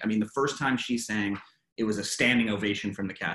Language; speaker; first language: English; native; English